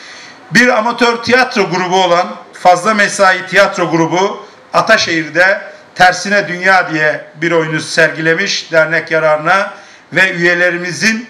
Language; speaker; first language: Turkish; native; Turkish